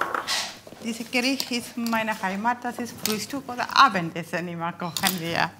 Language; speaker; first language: German; non-native, learner; Tamil